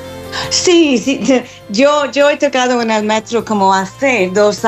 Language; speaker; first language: Spanish; non-native, fluent; English